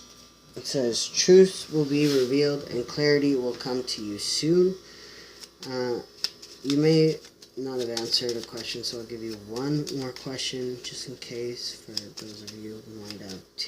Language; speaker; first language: English; native; English